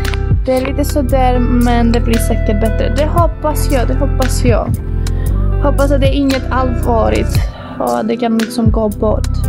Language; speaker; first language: Swedish; early bilingual, other home language; Greek